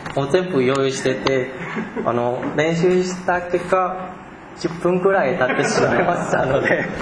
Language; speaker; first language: Japanese; non-native, fluent; Chinese